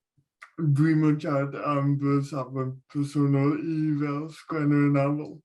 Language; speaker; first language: Welsh; non-native, local second language; English